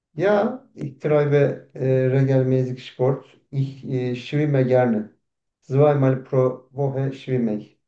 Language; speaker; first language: German; non-native, learner; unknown